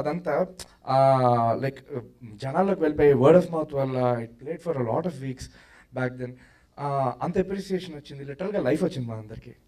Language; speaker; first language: Telugu; native; Telugu